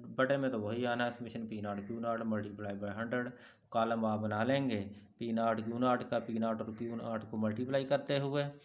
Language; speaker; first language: Urdu; non-native, local second language; Punjabi